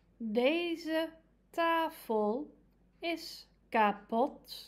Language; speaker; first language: Dutch; non-native, fluent; Arabic